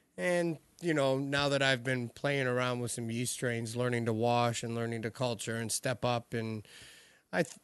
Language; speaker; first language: English; native; English